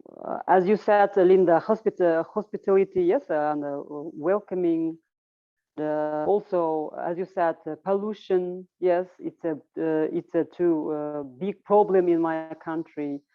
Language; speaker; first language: English; non-native, learner; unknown